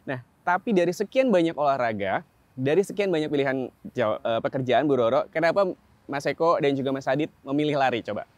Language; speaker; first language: Indonesian; native; Indonesian